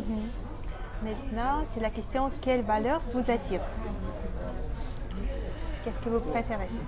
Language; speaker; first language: French; non-native, fluent; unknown